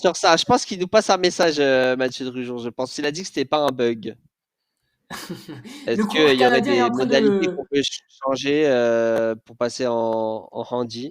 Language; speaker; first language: French; native; French